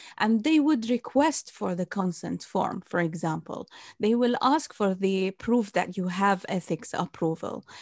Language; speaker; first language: English; non-native, fluent; Arabic